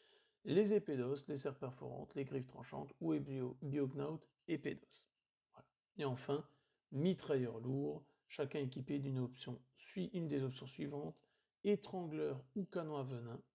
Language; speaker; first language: French; native; French